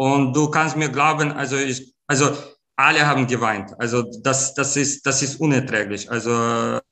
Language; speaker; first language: German; non-native, fluent; Ukrainian